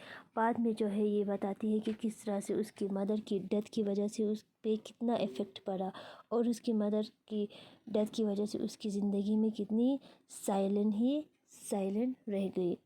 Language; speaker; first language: Hindi; non-native, local second language; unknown